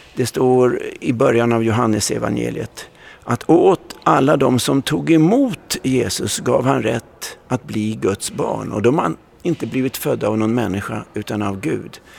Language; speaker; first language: Swedish; native; Swedish